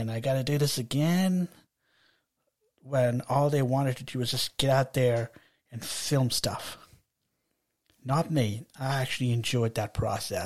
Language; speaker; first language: English; non-native, local second language; Telugu